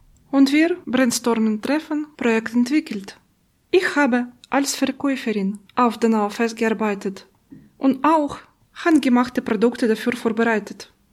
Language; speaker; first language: German; non-native, learner; Russian